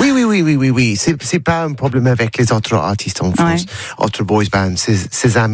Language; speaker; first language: French; non-native, learner; English